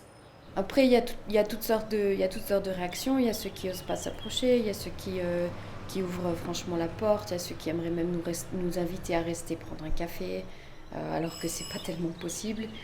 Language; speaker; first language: French; native; French